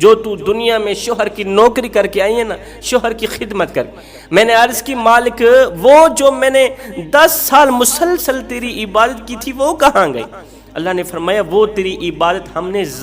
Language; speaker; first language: Urdu; native; Urdu